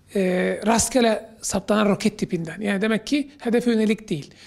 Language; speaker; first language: Turkish; non-native, fluent; Arabic